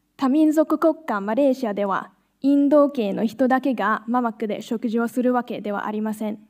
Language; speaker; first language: Japanese; non-native, fluent; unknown